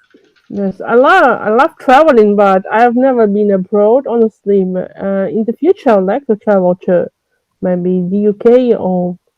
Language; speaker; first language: English; non-native, learner; French